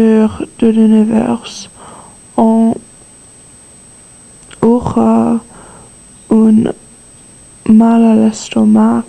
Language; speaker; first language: French; non-native, learner; English